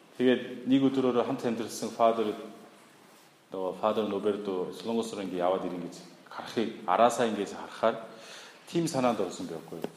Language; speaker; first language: Mongolian; non-native, fluent; Korean